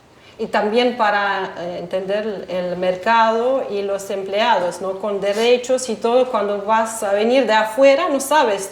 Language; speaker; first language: Spanish; non-native, fluent; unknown